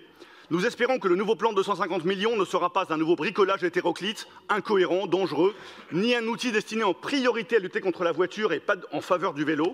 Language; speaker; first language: French; native; French